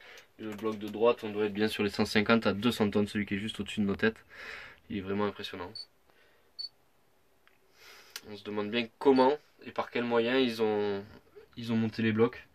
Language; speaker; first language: French; native; French